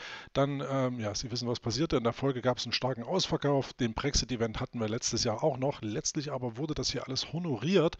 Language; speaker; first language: German; native; German